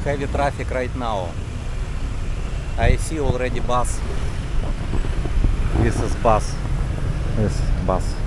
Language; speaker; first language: English; non-native, learner; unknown